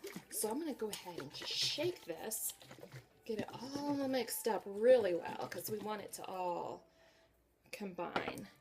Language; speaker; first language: English; native; English